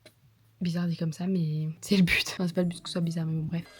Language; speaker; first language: French; native; French